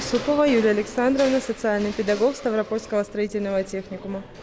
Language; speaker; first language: Russian; native; Russian